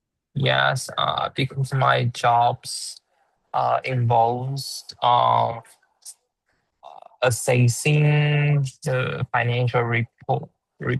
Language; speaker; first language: English; non-native, learner; Chinese